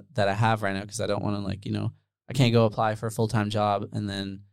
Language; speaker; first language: English; early bilingual, other home language; Dutch